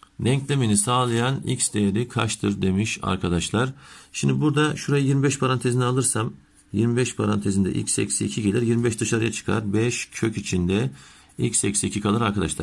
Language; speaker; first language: Turkish; native; Turkish